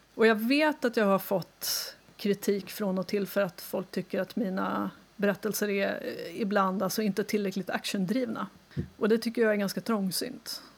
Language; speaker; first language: Swedish; native; Swedish